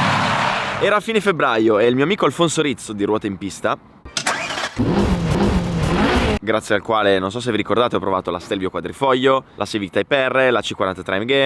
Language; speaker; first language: Italian; native; Italian